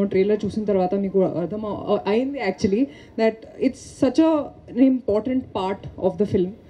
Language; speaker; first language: Telugu; non-native, local second language; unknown